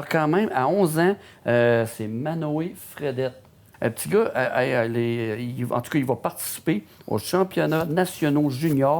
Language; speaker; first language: French; native; French